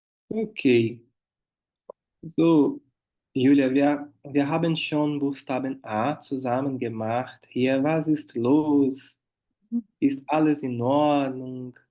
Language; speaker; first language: German; non-native, fluent; Portuguese